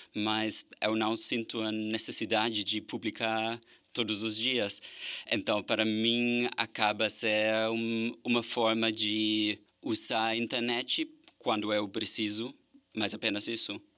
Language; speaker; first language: Portuguese; non-native, fluent; German